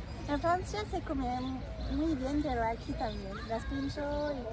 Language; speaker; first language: Spanish; non-native, fluent; French